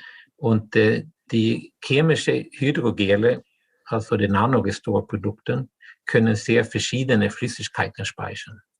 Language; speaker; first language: German; non-native, fluent; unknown